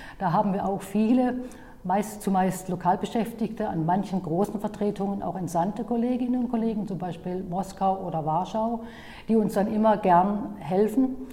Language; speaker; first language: German; native; German